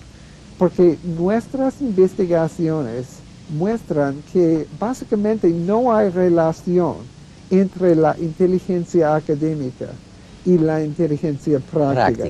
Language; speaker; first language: Spanish; non-native, fluent; English